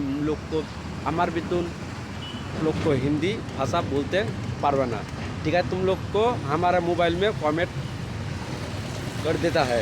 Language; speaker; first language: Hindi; non-native, local second language; Bangla